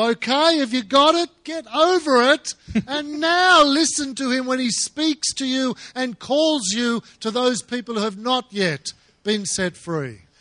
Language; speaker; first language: English; native; English